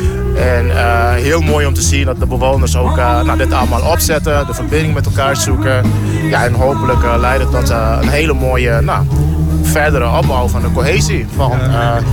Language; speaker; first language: Dutch; native; Dutch